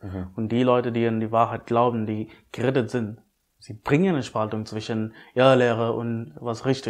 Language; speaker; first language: German; non-native, fluent; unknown